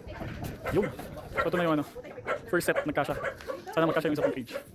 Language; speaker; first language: Filipino; native; Filipino